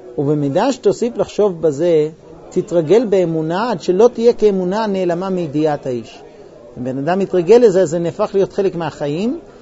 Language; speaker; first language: Hebrew; non-native, fluent; English